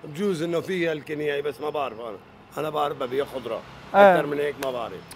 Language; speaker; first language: Arabic; native; Arabic